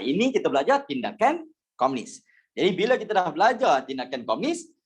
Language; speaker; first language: Malay; native; Malay